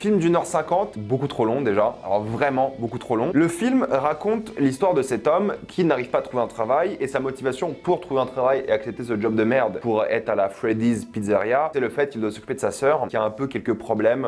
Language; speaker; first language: French; native; French